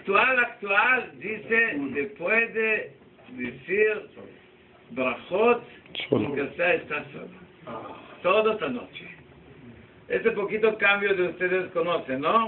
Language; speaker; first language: Spanish; non-native, learner; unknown